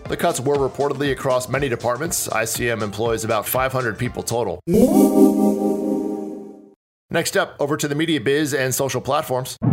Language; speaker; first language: English; native; English